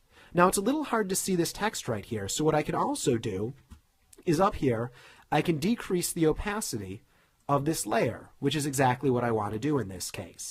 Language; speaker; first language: English; native; English